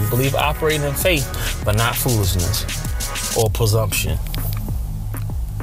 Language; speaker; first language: English; native; English